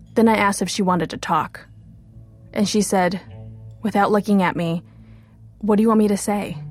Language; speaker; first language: English; early bilingual, other home language; Chinese